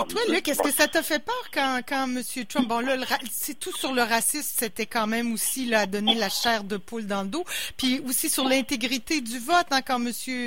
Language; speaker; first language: French; native; French